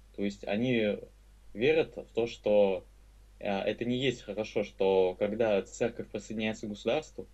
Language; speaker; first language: Russian; native; Russian